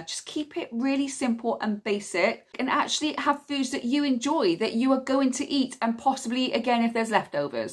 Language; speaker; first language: English; native; English